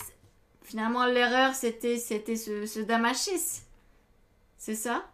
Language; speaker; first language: French; native; French